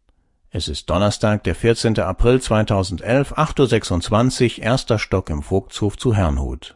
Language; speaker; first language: German; native; German